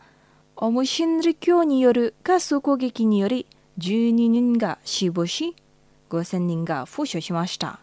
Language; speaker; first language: Japanese; non-native, fluent; Indonesian